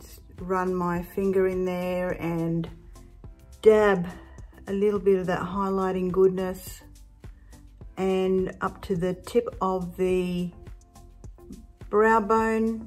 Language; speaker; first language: English; native; English